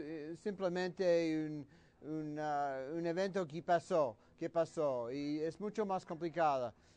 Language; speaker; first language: Spanish; non-native, fluent; English